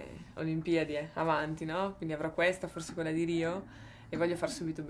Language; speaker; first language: Italian; native; Italian